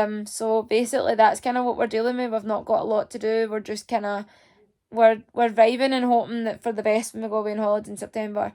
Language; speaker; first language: English; native; English